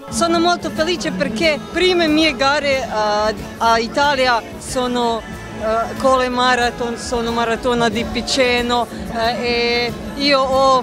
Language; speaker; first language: Italian; non-native, learner; Croatian